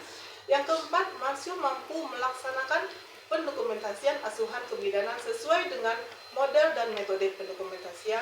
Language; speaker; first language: Indonesian; native; Indonesian